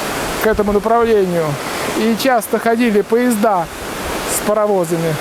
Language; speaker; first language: Russian; native; Russian